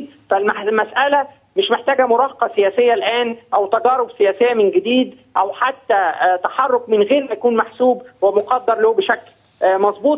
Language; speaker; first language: Arabic; native; Arabic